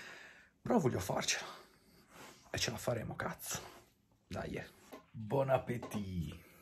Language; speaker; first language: Italian; native; Italian